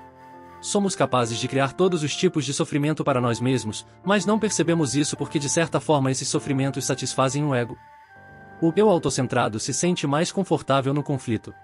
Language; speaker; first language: Portuguese; native; Portuguese